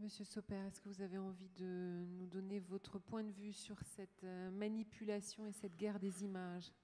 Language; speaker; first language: French; native; French